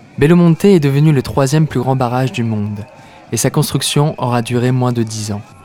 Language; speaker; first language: French; native; French